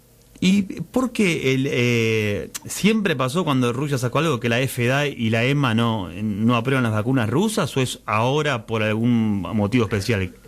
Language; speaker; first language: Spanish; native; Spanish